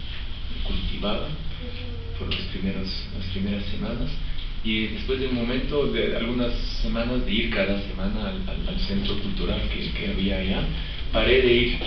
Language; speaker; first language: Spanish; non-native, fluent; French